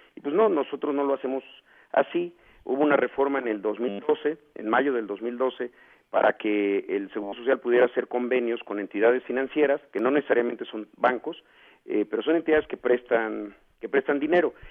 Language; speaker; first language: Spanish; native; Spanish